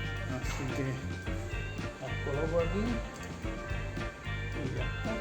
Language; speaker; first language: Spanish; native; Spanish